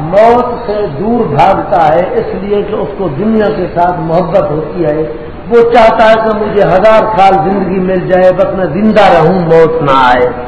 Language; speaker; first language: Urdu; non-native, local second language; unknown